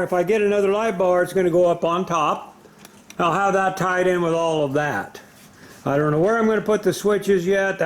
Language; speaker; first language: English; native; English